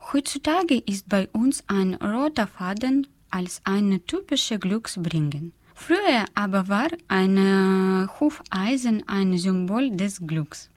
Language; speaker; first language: German; non-native, fluent; Russian